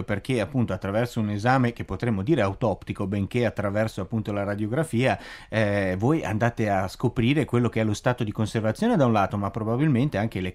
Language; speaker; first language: Italian; native; Italian